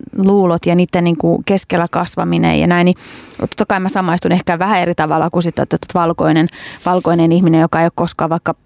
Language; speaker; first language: Finnish; early bilingual, other home language; Kurdish